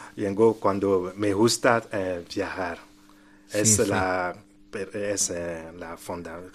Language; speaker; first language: Spanish; non-native, learner; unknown